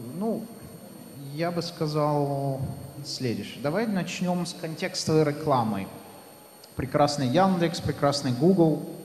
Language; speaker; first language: Russian; non-native, fluent; Dutch